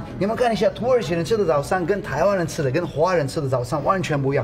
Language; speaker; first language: Chinese; non-native, fluent; Turkish